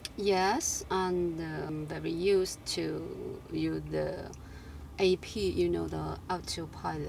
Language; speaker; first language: English; non-native, fluent; Chinese